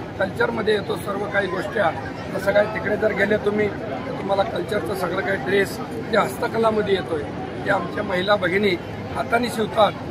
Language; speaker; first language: Marathi; non-native, local second language; Lambadi